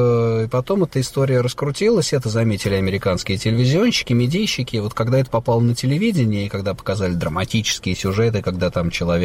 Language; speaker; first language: Russian; native; Russian